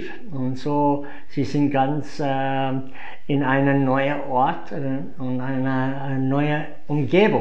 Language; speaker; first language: German; non-native, fluent; English